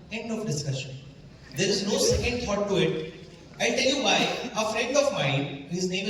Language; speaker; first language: English; non-native, local second language; Hindi